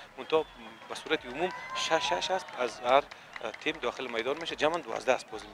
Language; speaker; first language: Persian; native; Persian